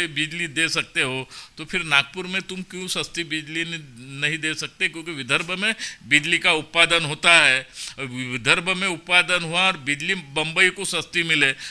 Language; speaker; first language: Hindi; non-native, local second language; Marathi